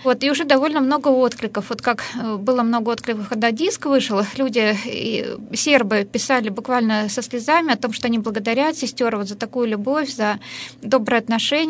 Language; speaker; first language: Russian; native; Russian